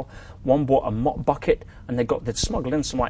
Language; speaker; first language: English; native; English